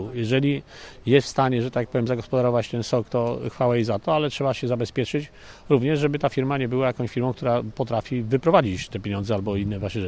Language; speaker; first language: Polish; native; Polish